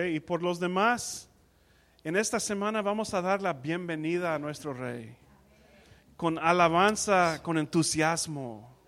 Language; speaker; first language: Spanish; non-native, fluent; English